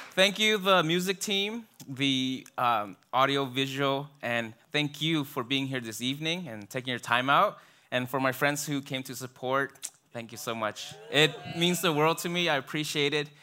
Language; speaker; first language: English; early bilingual, other home language; Vietnamese